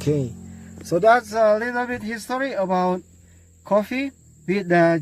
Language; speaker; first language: English; non-native, learner; Indonesian